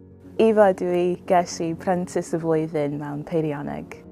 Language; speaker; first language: Welsh; non-native, learner; English